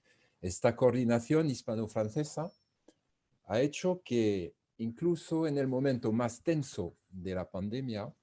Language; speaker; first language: Spanish; non-native, fluent; French